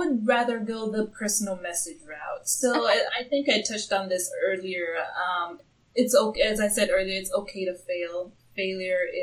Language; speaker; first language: English; non-native, local second language; Swahili